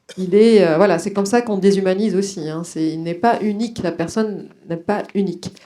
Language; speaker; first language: French; non-native, local second language; Arabic